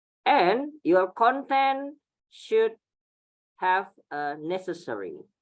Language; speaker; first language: English; non-native, fluent; Indonesian